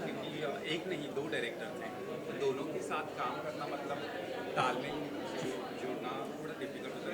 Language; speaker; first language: Hindi; native; Hindi